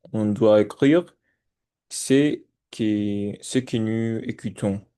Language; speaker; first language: French; non-native, fluent; Spanish